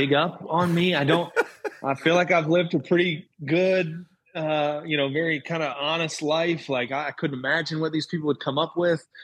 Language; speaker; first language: English; native; English